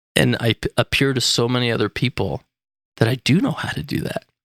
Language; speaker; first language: English; native; English